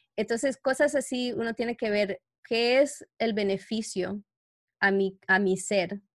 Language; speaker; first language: Spanish; early bilingual, heritage; Spanish